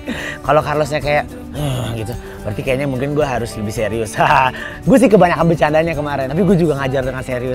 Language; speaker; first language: Indonesian; native; Indonesian